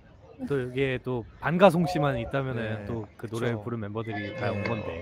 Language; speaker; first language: Korean; native; Korean